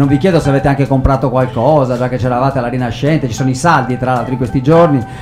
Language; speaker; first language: Italian; native; Italian